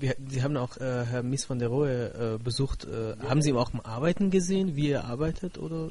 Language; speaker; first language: German; non-native, fluent; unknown